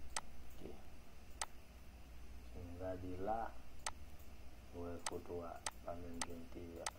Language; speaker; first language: French; non-native, learner; Haitian Creole